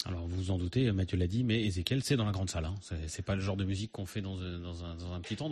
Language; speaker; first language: French; native; French